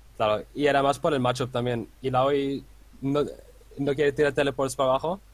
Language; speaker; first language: Spanish; non-native, fluent; Dutch